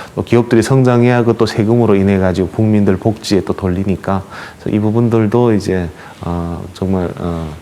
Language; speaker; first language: Korean; native; Korean